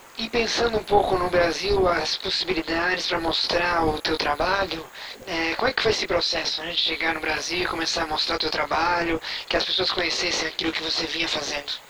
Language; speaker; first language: Portuguese; native; Portuguese